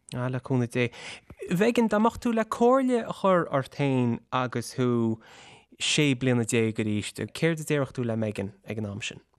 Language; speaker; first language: Irish; native; Irish